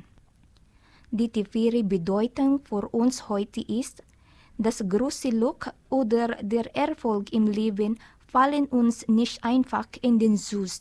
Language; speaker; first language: German; non-native, learner; Filipino